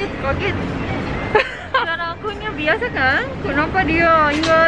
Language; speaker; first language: Indonesian; non-native, learner; Japanese